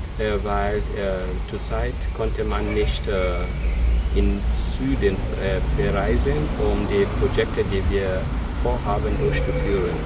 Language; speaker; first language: German; non-native, fluent; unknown